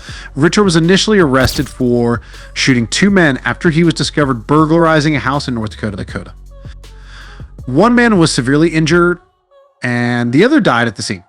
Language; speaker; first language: English; native; English